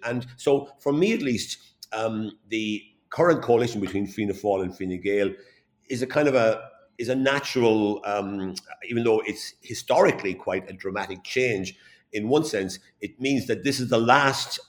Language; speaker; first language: English; native; English